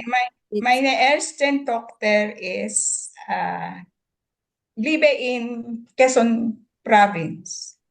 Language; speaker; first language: German; non-native, learner; Filipino